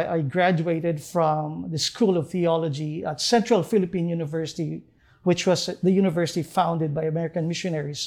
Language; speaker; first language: English; non-native, local second language; Hiligaynon